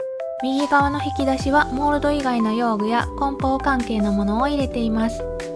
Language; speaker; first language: Japanese; native; Japanese